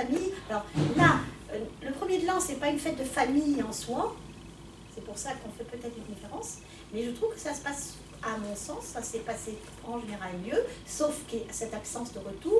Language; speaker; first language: French; native; French